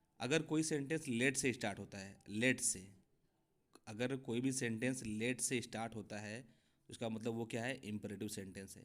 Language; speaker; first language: Hindi; native; Hindi